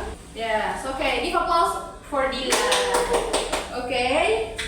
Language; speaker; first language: English; non-native, learner; Indonesian